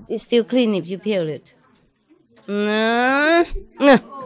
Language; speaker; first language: English; non-native, fluent; Vietnamese